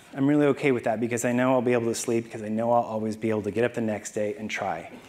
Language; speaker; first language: English; native; English